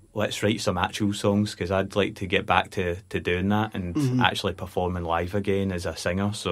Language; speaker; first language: English; native; English